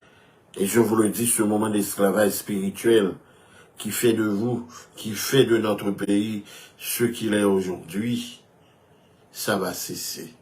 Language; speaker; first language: French; non-native, local second language; Haitian Creole